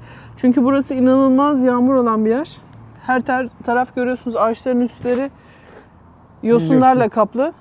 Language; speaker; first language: Turkish; native; Turkish